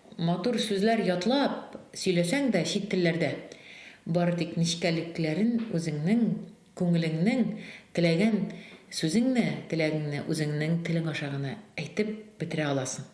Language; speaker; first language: Tatar; non-native, local second language; Russian